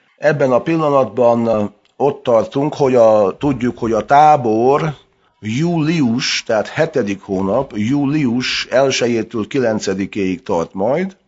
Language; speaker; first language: Hungarian; early bilingual, heritage; Hungarian